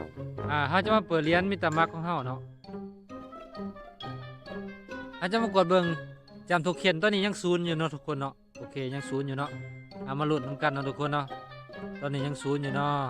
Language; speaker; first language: Thai; non-native, local second language; Northeastern Thai